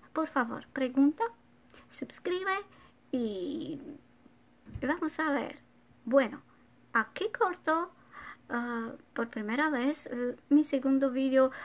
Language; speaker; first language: Spanish; non-native, fluent; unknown